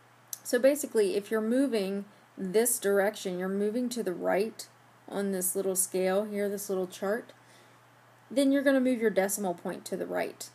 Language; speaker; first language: English; native; English